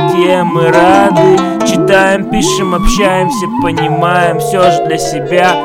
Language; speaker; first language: Russian; native; Russian